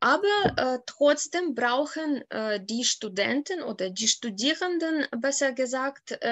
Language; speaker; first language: German; non-native, fluent; Ukrainian